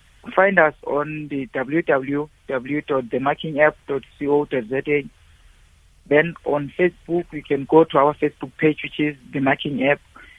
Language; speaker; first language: English; non-native, local second language; Xhosa